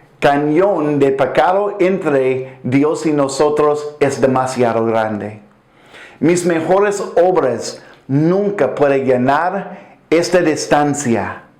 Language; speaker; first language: Spanish; non-native, fluent; English